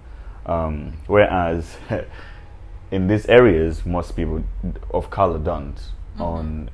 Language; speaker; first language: English; non-native, local second language; Nyanja